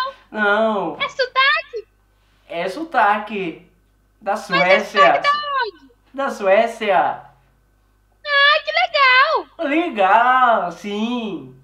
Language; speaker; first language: Portuguese; non-native, fluent; Swedish